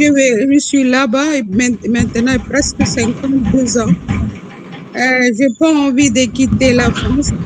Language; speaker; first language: French; non-native, local second language; Tamil